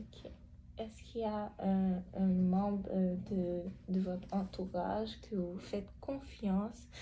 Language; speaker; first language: French; native; French